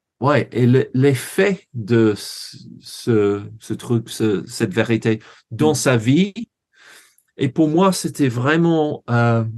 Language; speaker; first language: French; non-native, fluent; English